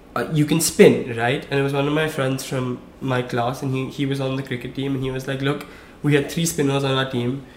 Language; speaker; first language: English; non-native, local second language; Hindi